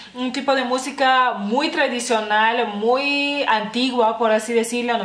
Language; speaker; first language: Spanish; non-native, fluent; Lithuanian